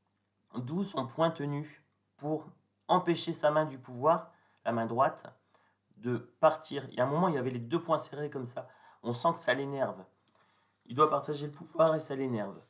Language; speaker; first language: French; native; French